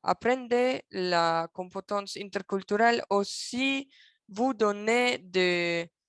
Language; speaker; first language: French; non-native, local second language; Italian